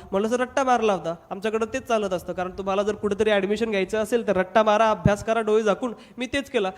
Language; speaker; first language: Marathi; non-native, local second language; Hindi